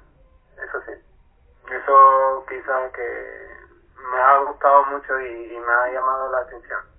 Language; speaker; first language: Spanish; non-native, fluent; Arabic